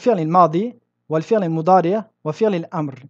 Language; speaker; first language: Arabic; non-native, fluent; French